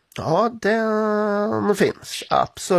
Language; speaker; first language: Swedish; native; Swedish